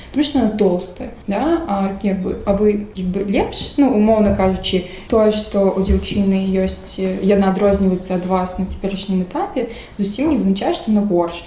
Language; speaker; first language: Belarusian; non-native, local second language; Russian